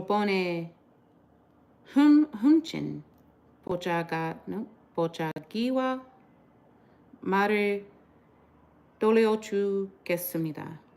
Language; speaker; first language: Korean; non-native, learner; English